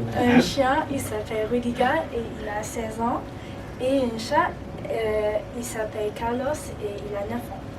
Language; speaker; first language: French; non-native, learner; German